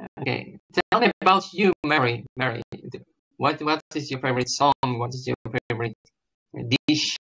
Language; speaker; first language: English; non-native, learner; Russian